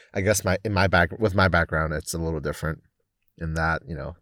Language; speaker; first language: English; non-native, local second language; Cantonese